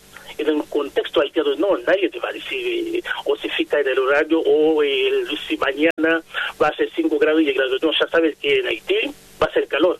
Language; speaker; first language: Spanish; non-native, fluent; Haitian Creole